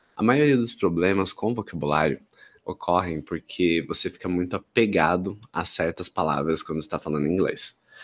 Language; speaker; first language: Portuguese; native; Portuguese